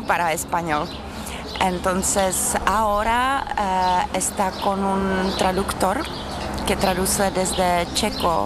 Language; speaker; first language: Spanish; non-native, fluent; Czech